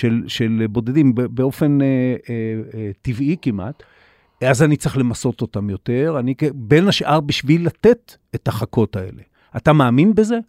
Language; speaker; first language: Hebrew; native; Hebrew